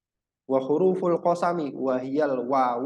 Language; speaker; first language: Arabic; non-native, fluent; Indonesian